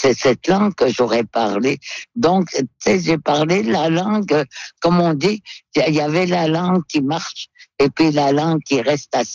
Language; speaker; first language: French; non-native, local second language; Innu-aimun